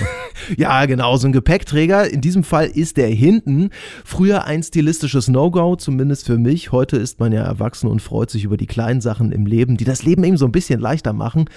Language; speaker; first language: German; native; German